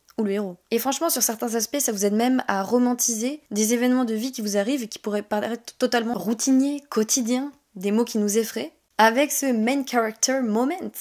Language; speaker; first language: French; native; French